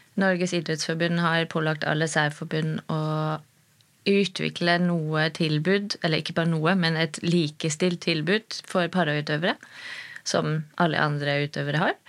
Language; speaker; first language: Norwegian; non-native, fluent; German